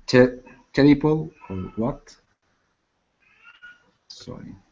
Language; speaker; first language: English; non-native, learner; Arabic